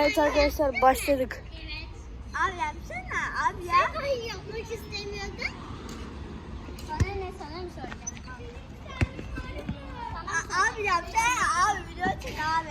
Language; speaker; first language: Turkish; native; Turkish